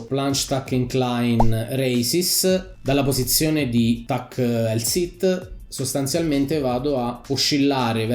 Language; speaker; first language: Italian; native; Italian